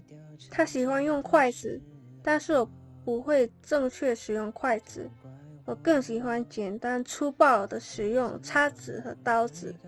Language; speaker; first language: Chinese; non-native, learner; English